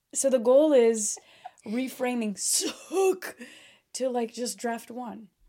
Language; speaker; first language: English; early bilingual, other home language; Portuguese